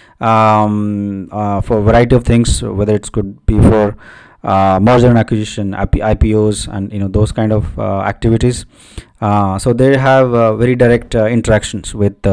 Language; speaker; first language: English; non-native, local second language; Odia